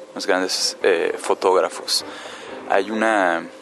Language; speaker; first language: Spanish; native; Spanish